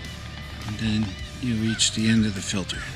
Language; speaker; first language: English; native; English